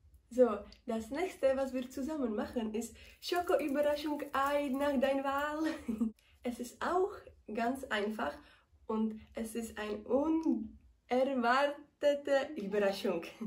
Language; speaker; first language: German; non-native, learner; Czech